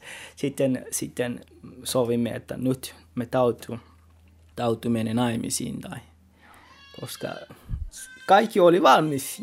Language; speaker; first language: Finnish; non-native, learner; Tswana